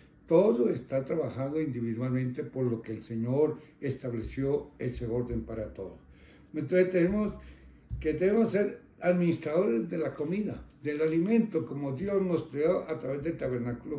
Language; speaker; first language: Spanish; native; Spanish